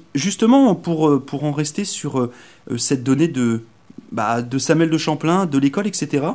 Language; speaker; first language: French; native; French